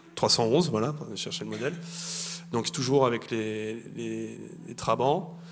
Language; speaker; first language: French; native; French